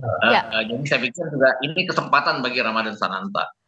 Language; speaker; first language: Indonesian; native; Indonesian